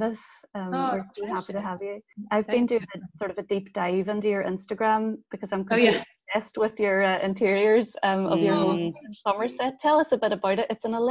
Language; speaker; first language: English; native; English